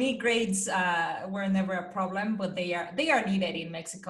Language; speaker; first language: English; non-native, fluent; Spanish